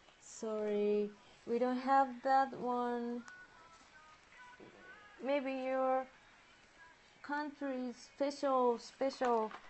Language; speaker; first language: English; non-native, learner; Japanese